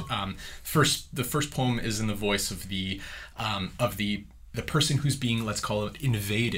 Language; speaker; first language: English; native; English